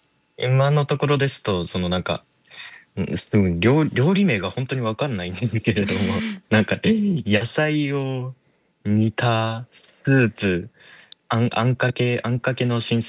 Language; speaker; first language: Japanese; native; Japanese